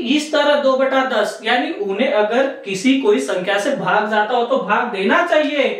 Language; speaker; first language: Hindi; non-native, local second language; Marathi